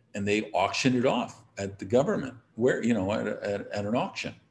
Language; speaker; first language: English; native; English